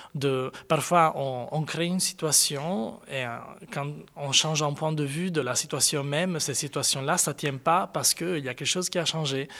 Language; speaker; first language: French; non-native, fluent; Italian